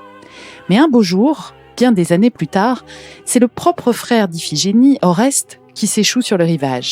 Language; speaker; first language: French; native; French